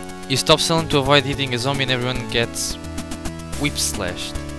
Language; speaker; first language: English; non-native, learner; Portuguese